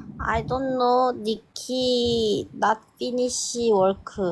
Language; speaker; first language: English; non-native, learner; Korean